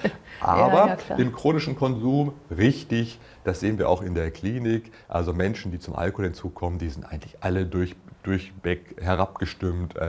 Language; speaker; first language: German; native; German